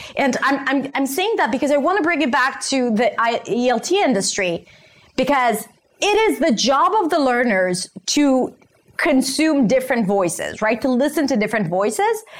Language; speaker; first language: English; non-native, fluent; Hebrew